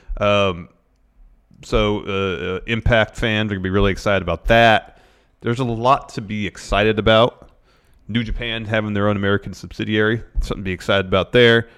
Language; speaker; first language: English; native; English